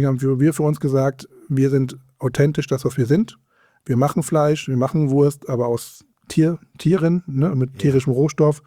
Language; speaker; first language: German; native; German